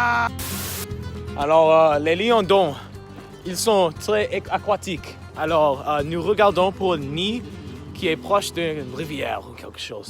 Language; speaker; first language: French; non-native, learner; English